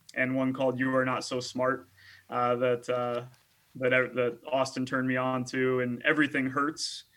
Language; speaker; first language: English; native; English